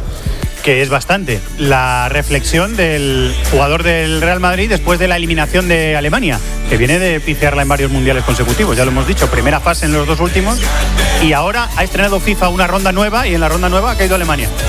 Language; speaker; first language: Spanish; native; Spanish